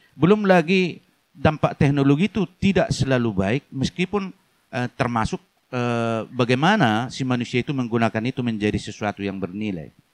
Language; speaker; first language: Indonesian; non-native, local second language; Batak Toba